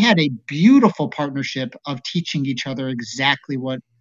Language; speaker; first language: English; native; English